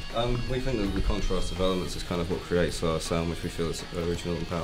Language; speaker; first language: English; native; English